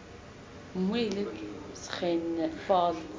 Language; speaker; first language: Dutch; non-native, learner; Arabic